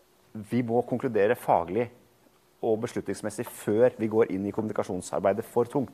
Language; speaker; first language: Norwegian; native; Norwegian